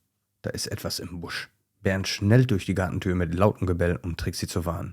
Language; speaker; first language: German; native; German